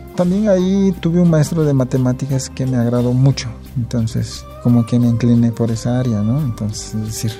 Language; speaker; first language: Spanish; non-native, local second language; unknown